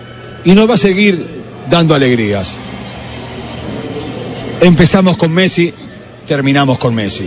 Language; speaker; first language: Spanish; native; Spanish